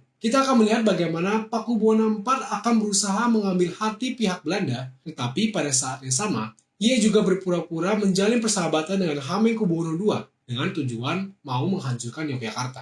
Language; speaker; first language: Indonesian; native; Indonesian